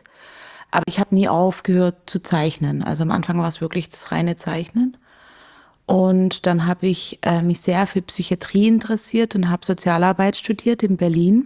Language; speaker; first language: German; native; German